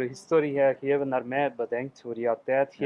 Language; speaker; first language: Dutch; non-native, learner; Hindi